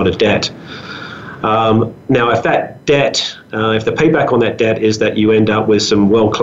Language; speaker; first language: English; native; English